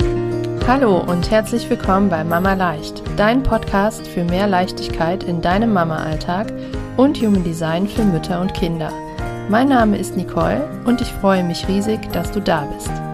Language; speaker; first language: German; native; German